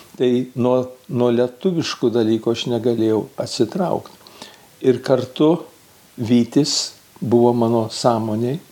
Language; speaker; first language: Lithuanian; early bilingual, heritage; Lithuanian